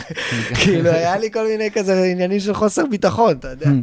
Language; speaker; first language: Hebrew; native; Hebrew